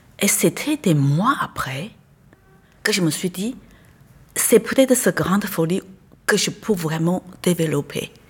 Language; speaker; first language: French; non-native, fluent; Chinese